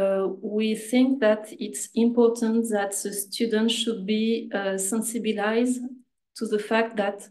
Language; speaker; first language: English; non-native, fluent; French